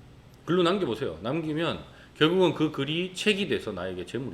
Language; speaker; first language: Korean; native; Korean